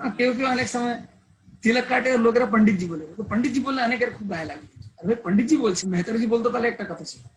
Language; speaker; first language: Bangla; non-native, local second language; Hindi